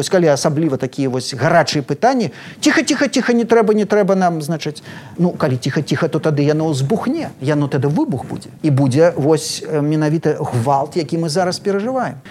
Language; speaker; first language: Belarusian; native; Belarusian